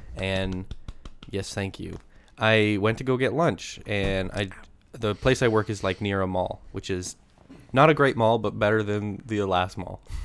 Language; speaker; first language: English; native; English